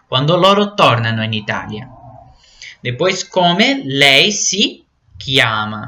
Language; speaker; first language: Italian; non-native, fluent; Portuguese